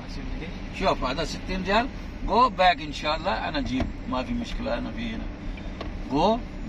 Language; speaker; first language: Arabic; non-native, learner; Urdu